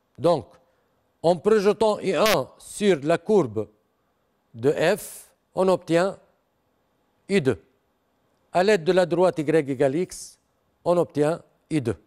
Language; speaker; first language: French; non-native, local second language; Arabic